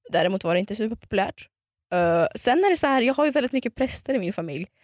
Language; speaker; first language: Swedish; early bilingual, other home language; Russian